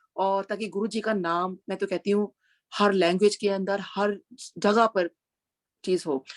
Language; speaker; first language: Hindi; native; Hindi